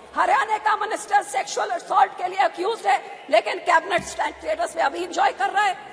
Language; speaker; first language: Hindi; non-native, local second language; Punjabi